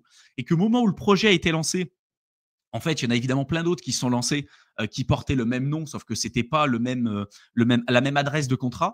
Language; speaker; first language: French; native; French